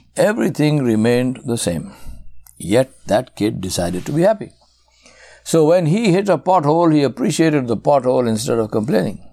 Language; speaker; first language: English; non-native, local second language; Urdu